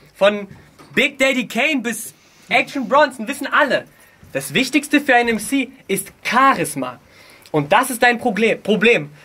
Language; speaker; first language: German; early bilingual, other home language; Russian